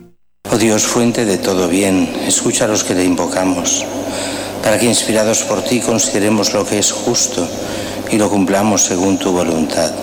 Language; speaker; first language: Spanish; native; Spanish